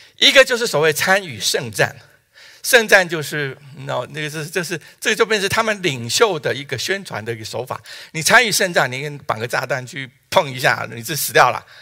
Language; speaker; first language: Chinese; native; Chinese